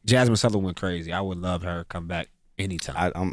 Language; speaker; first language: English; native; English